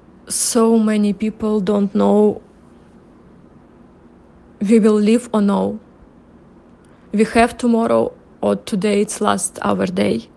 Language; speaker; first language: English; non-native, learner; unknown